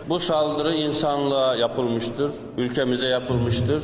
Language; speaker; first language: Turkish; native; Turkish